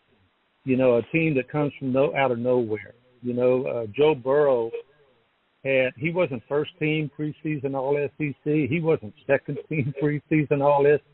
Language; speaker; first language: English; native; English